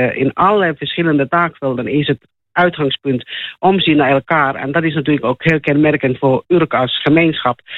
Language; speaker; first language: Dutch; non-native, fluent; Finnish